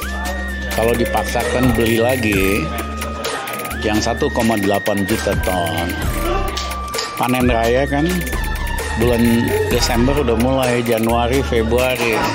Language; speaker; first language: Indonesian; native; Indonesian